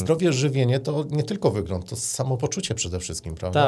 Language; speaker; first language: Polish; native; Polish